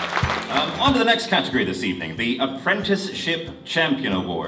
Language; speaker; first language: English; native; English